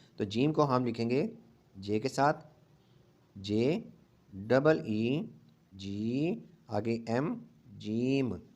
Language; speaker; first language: Urdu; non-native, local second language; Punjabi